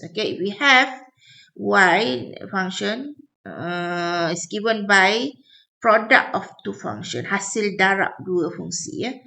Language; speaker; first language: English; non-native, local second language; Malay